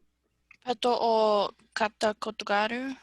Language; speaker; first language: Japanese; non-native, learner; English